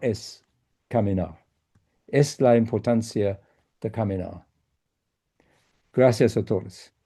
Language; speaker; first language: Spanish; non-native, fluent; English